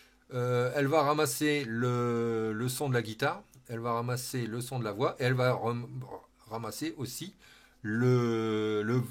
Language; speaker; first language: French; native; French